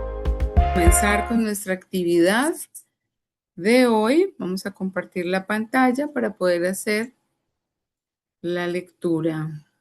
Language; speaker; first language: Spanish; native; Spanish